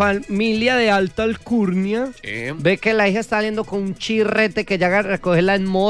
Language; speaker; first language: Spanish; native; Spanish